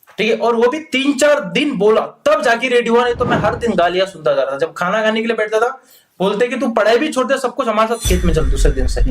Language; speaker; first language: Hindi; non-native, local second language; Marathi